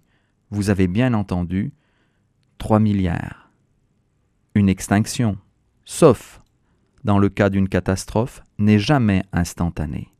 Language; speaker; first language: French; native; French